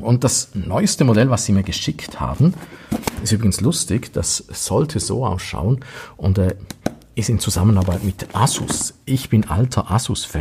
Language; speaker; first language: German; native; German